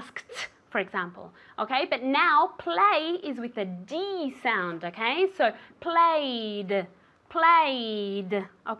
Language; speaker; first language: English; non-native, fluent; Spanish